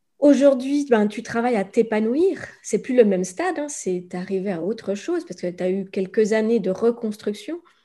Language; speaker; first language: French; native; French